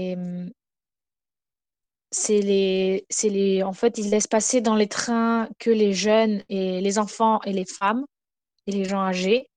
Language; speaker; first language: French; non-native, fluent; Ukrainian